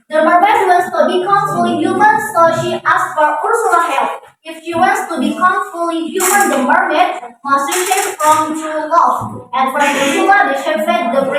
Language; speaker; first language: English; non-native, learner; Indonesian